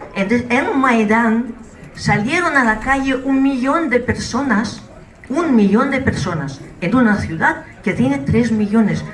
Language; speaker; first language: Spanish; non-native, fluent; Russian